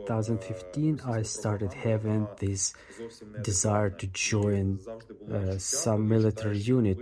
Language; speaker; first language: English; non-native, fluent; Russian